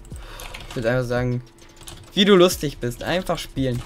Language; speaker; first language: German; native; German